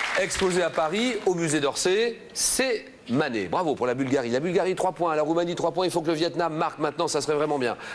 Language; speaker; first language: French; native; French